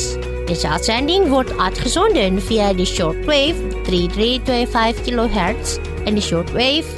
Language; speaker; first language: Dutch; non-native, fluent; Indonesian